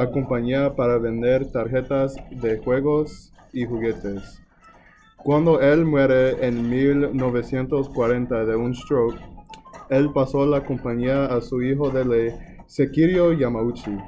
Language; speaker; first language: Spanish; non-native, learner; English